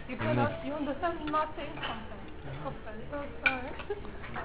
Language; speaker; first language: English; non-native, learner; French